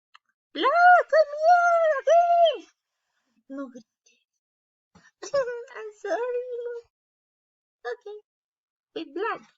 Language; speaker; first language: English; non-native, learner; Spanish